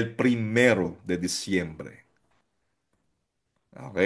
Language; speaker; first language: Spanish; non-native, fluent; Filipino